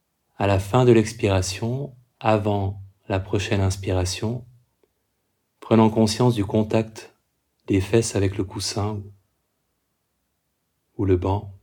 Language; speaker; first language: French; native; French